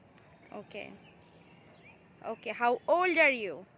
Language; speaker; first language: English; non-native, local second language; Bangla